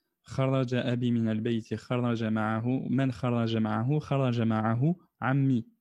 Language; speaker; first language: Arabic; non-native, fluent; French